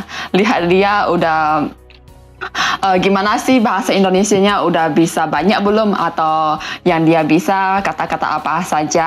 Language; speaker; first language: Indonesian; native; Indonesian